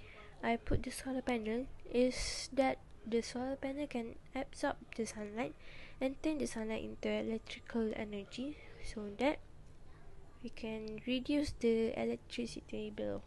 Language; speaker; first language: English; non-native, local second language; Malay